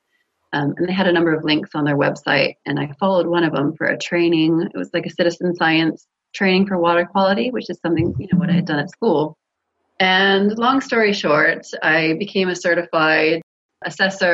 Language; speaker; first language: English; native; English